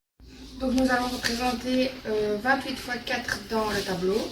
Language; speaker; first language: French; native; French